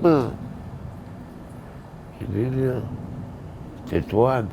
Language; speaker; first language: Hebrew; early bilingual, other home language; Arabic